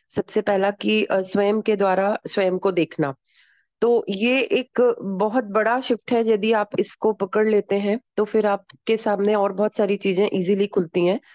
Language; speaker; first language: Hindi; native; Hindi